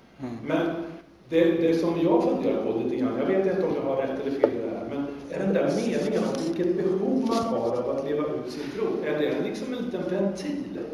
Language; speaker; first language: Swedish; native; Swedish